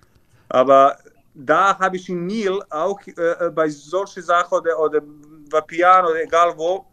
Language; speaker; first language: German; non-native, learner; Serbian